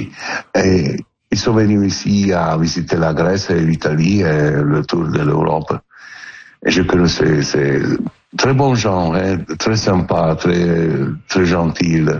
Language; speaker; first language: French; non-native, fluent; Italian